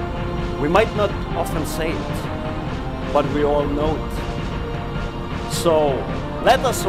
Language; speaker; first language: English; non-native, fluent; Estonian